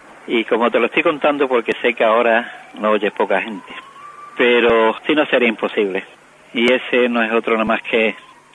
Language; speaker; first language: Spanish; native; Spanish